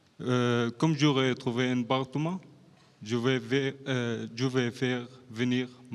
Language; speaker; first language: French; non-native, learner; Arabic